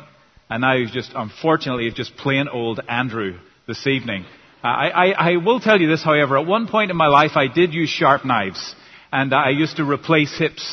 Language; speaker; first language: English; native; English